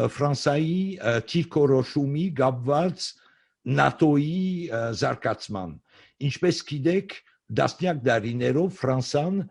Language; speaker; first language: Armenian; early bilingual, heritage; Armenian